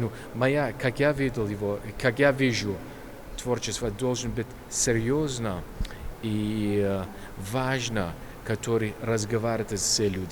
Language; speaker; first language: Russian; non-native, learner; English